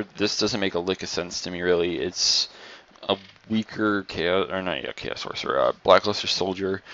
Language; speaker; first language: English; native; English